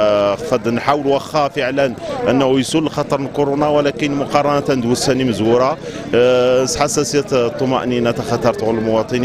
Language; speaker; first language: Arabic; non-native, local second language; Central Atlas Tamazight